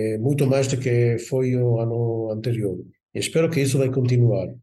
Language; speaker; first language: Portuguese; non-native, fluent; Hebrew